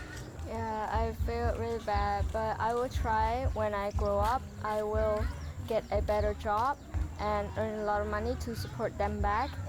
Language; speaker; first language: English; non-native, fluent; Khmer